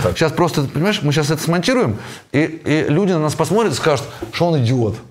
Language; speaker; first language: Russian; native; Russian